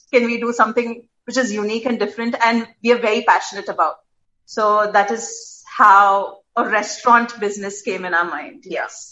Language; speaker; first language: English; non-native, local second language; Gujarati